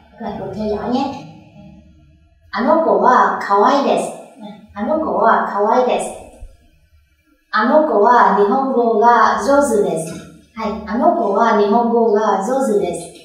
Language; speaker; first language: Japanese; non-native, fluent; Vietnamese